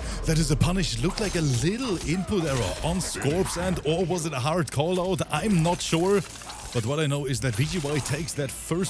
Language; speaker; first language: English; native; English